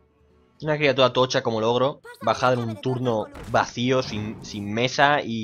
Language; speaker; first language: Spanish; native; Spanish